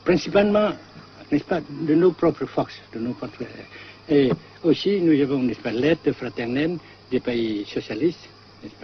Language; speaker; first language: French; non-native, fluent; Vietnamese